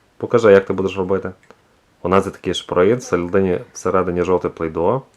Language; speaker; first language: Ukrainian; native; Ukrainian